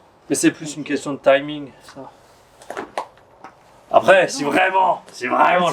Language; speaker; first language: French; native; French